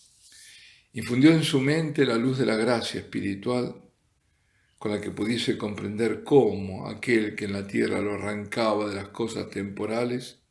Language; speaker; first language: Spanish; native; Spanish